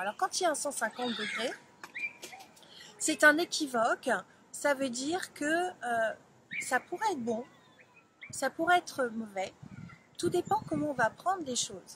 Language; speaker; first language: French; native; French